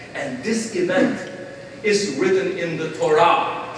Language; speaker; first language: English; non-native, fluent; Albanian